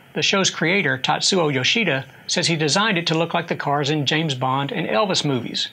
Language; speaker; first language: English; native; English